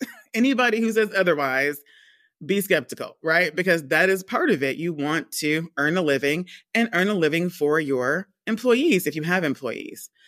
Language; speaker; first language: English; native; English